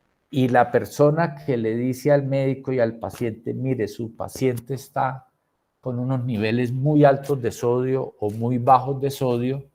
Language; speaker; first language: Spanish; native; Spanish